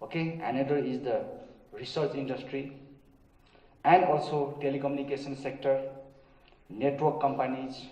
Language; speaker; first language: English; non-native, local second language; Nepali